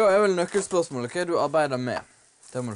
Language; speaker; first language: Norwegian; native; Norwegian